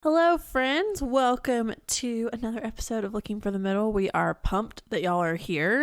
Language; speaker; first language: English; native; English